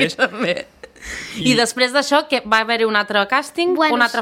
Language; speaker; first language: Catalan; native; Catalan